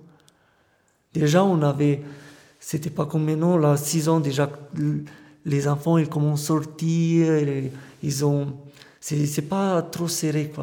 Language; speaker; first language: French; non-native, fluent; Romanian